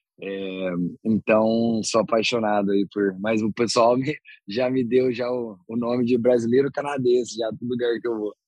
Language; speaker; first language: Portuguese; native; Portuguese